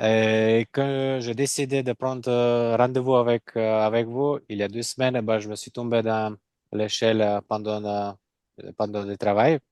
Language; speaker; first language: French; non-native, learner; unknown